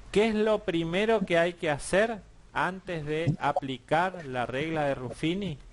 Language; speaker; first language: Spanish; native; Spanish